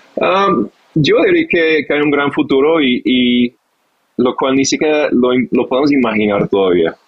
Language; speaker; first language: Spanish; non-native, fluent; English